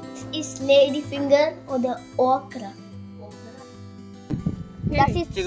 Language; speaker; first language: German; non-native, learner; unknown